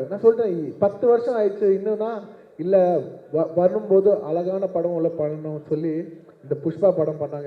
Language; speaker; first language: Tamil; non-native, local second language; Telugu